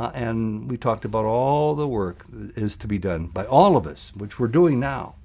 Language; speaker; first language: English; native; English